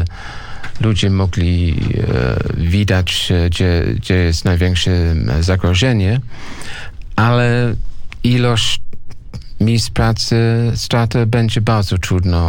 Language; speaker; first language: Polish; non-native, learner; English